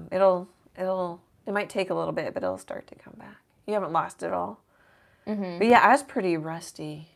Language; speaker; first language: English; native; English